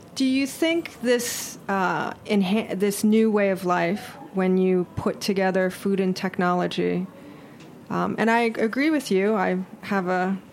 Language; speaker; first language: English; native; English